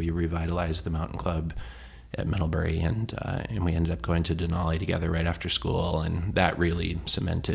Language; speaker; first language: English; native; English